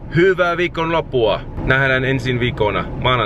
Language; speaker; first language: Finnish; non-native, learner; English